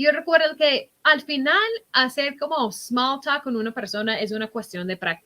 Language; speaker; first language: Spanish; non-native, fluent; English